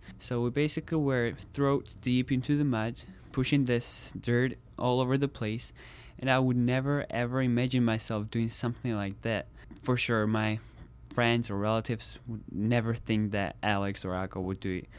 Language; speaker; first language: English; non-native, fluent; Georgian